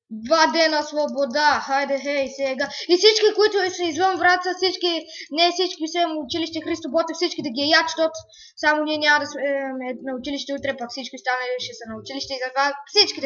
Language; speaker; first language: Bulgarian; native; Bulgarian